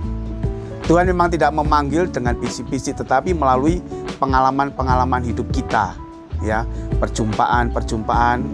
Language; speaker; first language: Indonesian; non-native, local second language; Javanese